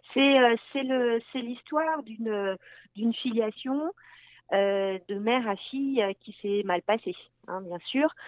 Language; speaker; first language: French; native; French